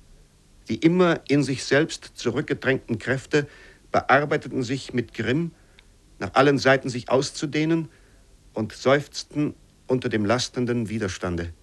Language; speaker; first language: German; native; German